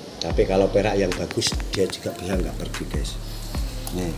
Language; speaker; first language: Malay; non-native, local second language; Javanese